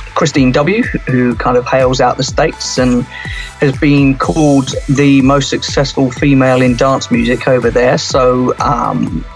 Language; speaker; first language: English; native; English